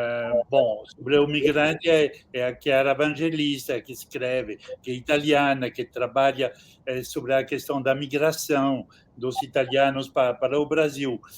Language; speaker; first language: Portuguese; non-native, fluent; French